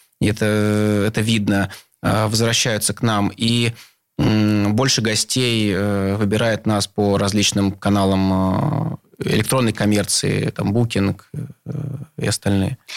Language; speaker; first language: Russian; native; Russian